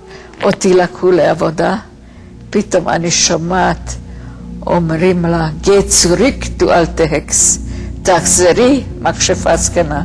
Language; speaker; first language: Hebrew; non-native, fluent; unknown